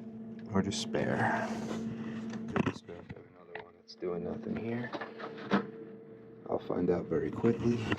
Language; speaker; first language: English; native; English